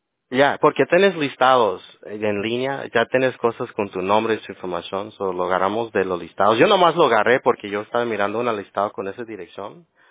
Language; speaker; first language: Spanish; early bilingual, other home language; English